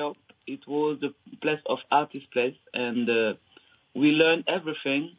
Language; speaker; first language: English; non-native, learner; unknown